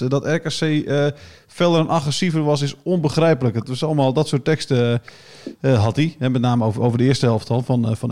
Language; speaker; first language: Dutch; native; Dutch